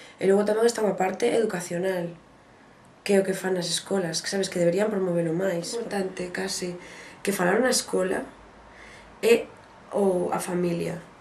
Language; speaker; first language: Galician; non-native, local second language; Spanish